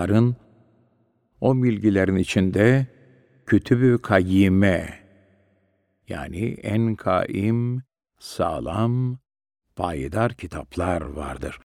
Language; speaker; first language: Turkish; native; Turkish